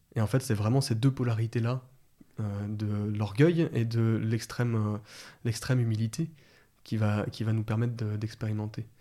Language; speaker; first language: French; native; French